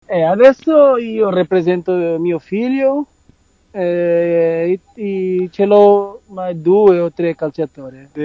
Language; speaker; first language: Italian; non-native, learner; Portuguese